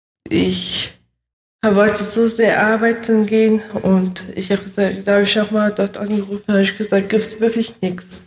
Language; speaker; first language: German; early bilingual, other home language; Russian